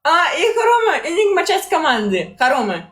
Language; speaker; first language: Russian; native; Russian